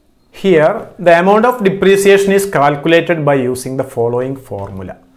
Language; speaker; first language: English; non-native, local second language; Malayalam